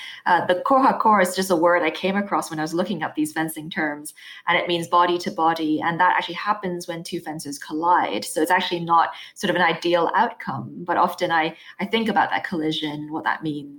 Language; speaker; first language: English; non-native, local second language; Cantonese